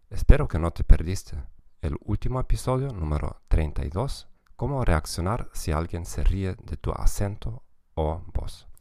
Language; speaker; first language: Spanish; non-native, fluent; German